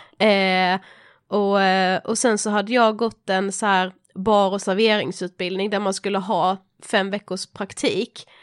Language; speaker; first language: Swedish; native; Swedish